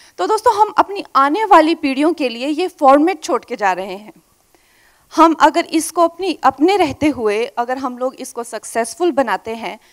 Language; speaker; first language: Hindi; native; Hindi